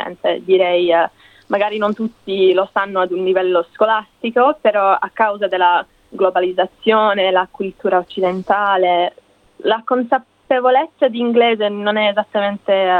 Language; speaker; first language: Italian; non-native, fluent; English